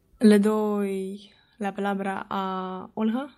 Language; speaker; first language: Spanish; non-native, learner; Russian